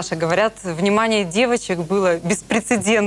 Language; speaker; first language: Russian; native; Russian